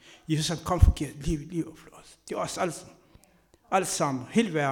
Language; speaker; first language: Danish; non-native, fluent; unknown